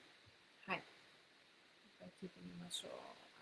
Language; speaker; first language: Japanese; non-native, fluent; English